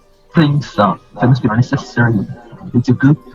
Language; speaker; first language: English; non-native, learner; Vietnamese